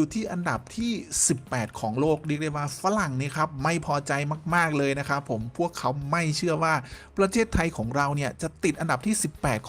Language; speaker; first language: Thai; native; Thai